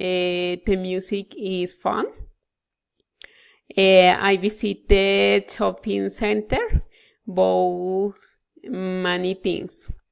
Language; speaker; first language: English; non-native, learner; Spanish